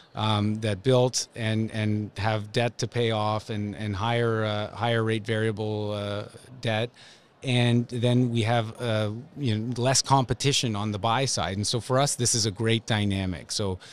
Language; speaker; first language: English; native; English